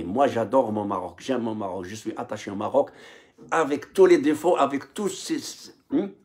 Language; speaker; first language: French; non-native, local second language; Arabic